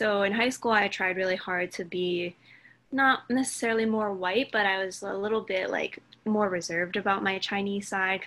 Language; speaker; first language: English; native; English